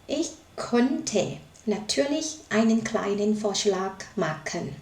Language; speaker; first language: German; non-native, learner; Thai